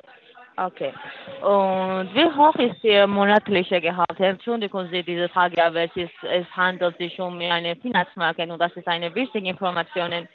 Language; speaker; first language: German; non-native, learner; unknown